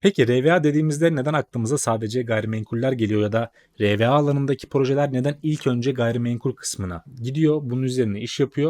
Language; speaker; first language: Turkish; native; Turkish